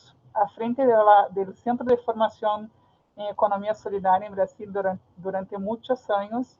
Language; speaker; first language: Spanish; non-native, fluent; Portuguese